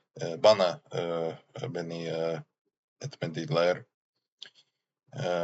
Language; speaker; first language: Turkish; non-native, learner; English